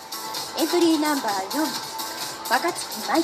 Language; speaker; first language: Japanese; native; Japanese